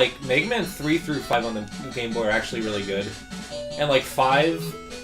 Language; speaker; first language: English; native; English